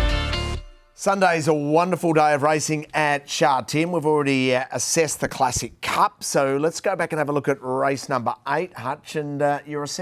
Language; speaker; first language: English; native; English